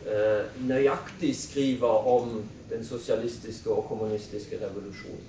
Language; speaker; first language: Norwegian; non-native, fluent; German